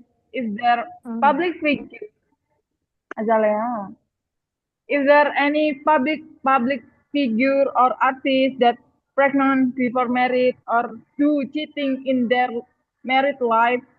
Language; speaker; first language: English; non-native, learner; Indonesian